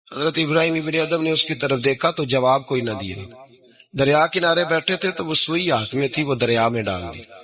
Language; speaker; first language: Urdu; non-native, local second language; Punjabi